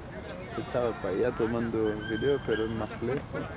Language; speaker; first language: Spanish; non-native, learner; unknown